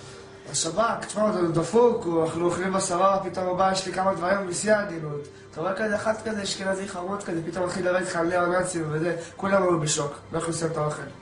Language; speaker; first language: Hebrew; native; Hebrew